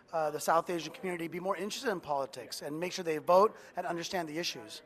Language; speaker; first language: English; native; English